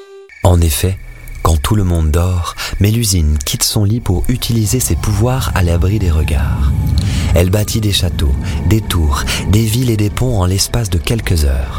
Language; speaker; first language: French; native; French